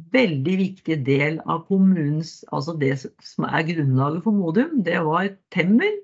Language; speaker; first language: Norwegian; native; Norwegian